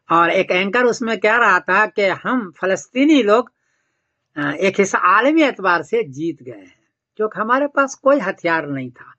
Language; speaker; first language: Urdu; native; Urdu